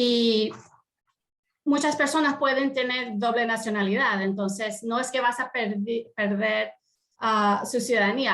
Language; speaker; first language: Spanish; early bilingual, heritage; Spanish